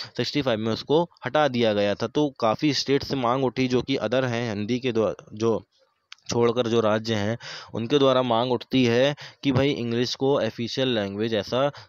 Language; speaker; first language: Hindi; native; Hindi